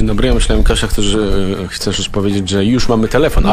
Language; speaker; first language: Polish; native; Polish